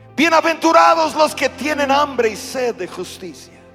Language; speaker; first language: Spanish; non-native, fluent; English